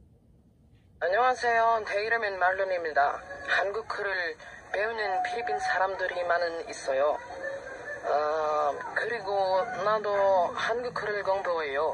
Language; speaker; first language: Korean; non-native, learner; Filipino